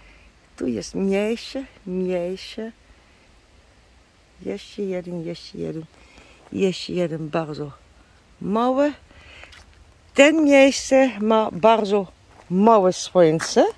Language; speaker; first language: Polish; non-native, learner; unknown